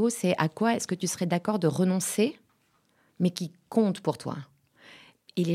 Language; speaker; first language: French; native; French